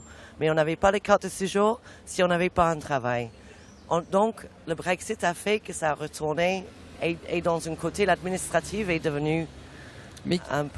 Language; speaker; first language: French; non-native, fluent; English